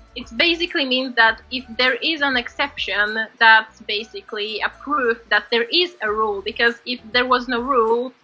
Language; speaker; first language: English; non-native, fluent; Polish